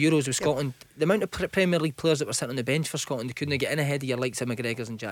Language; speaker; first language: English; native; English